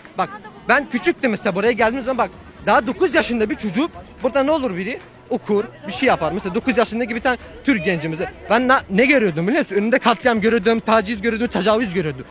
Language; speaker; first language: Turkish; early bilingual, heritage; Turkish